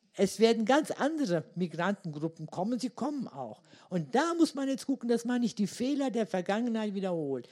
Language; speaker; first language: German; early bilingual, other home language; Turkish